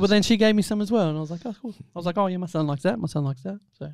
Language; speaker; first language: English; native; English